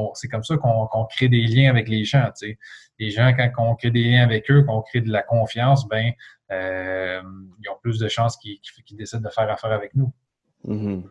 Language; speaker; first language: French; native; French